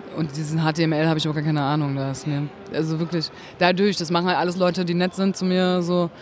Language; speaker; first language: German; native; German